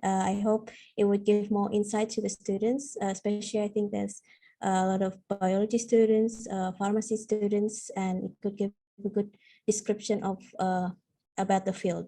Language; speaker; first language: English; non-native, fluent; Indonesian